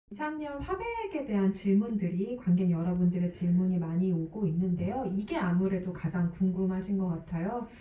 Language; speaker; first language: Korean; native; Korean